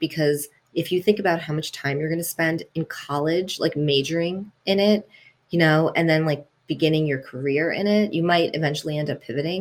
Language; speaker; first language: English; early bilingual, other home language; Italian